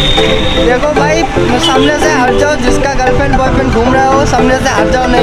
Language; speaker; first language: Hindi; non-native, local second language; Bangla